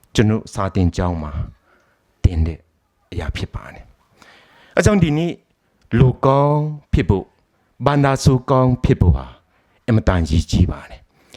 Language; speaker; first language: Burmese; non-native, local second language; Tedim Chin